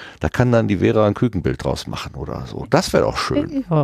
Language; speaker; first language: German; native; German